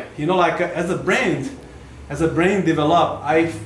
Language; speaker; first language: English; non-native, learner; Portuguese